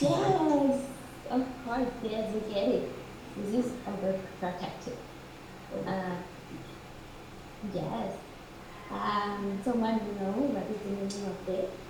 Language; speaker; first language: English; non-native, fluent; Spanish